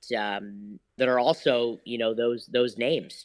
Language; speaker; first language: English; native; English